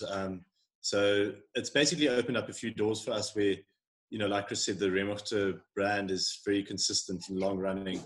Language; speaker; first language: English; native; English